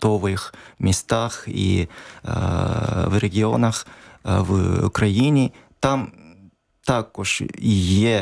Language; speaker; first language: Ukrainian; non-native, learner; Japanese